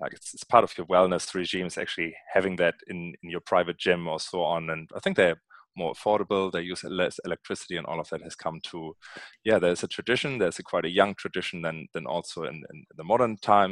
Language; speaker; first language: English; non-native, fluent; German